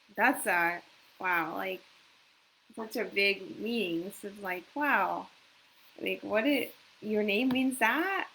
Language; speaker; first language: English; non-native, fluent; Japanese